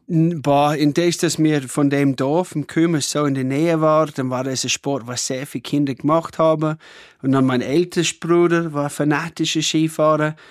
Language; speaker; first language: German; non-native, fluent; English